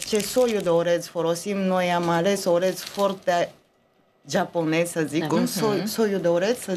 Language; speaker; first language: Romanian; non-native, learner; Japanese